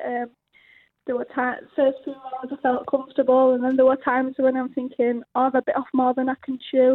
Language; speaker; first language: English; native; English